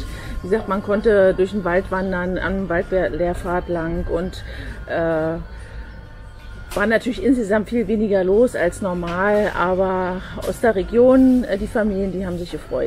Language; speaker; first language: German; native; German